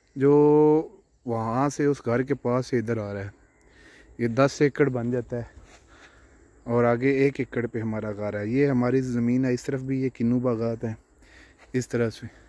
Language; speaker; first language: Urdu; non-native, local second language; Punjabi